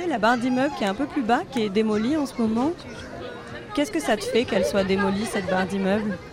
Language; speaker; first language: French; native; French